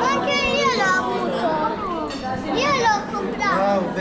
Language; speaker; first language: Italian; early bilingual, other home language; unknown